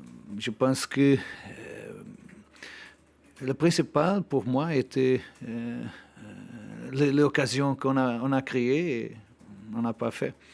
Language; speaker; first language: French; non-native, learner; Portuguese